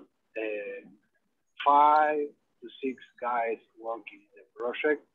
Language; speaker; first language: English; non-native, learner; Spanish